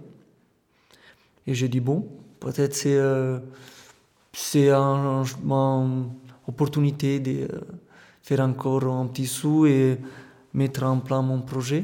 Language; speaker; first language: French; non-native, fluent; Romanian